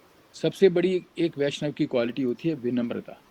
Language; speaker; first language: Hindi; native; Hindi